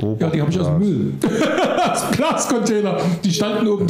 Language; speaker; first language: German; native; German